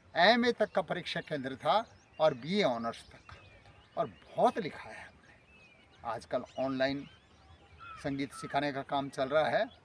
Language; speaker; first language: Hindi; native; Hindi